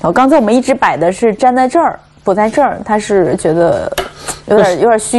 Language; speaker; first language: Chinese; native; Chinese